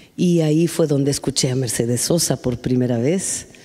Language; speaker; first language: Spanish; native; Spanish